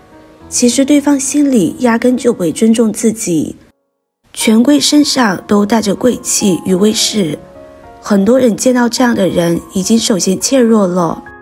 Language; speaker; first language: Chinese; native; Chinese